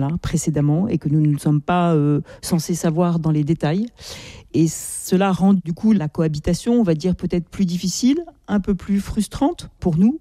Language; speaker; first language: French; native; French